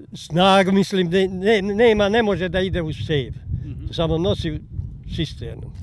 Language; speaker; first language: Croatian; non-native, local second language; Hungarian